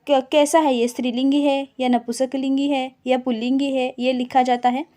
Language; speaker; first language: Hindi; non-native, local second language; Marathi